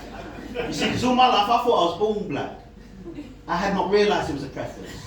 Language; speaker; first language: English; native; English